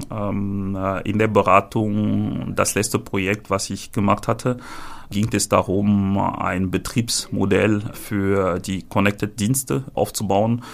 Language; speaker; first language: German; non-native, fluent; French